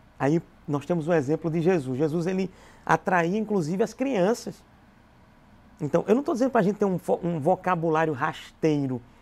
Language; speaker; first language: Portuguese; native; Portuguese